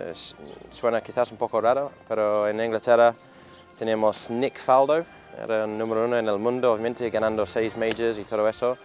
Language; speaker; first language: Spanish; non-native, fluent; English